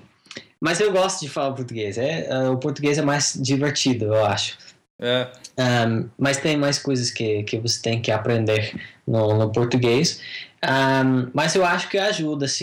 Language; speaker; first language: Portuguese; non-native, fluent; English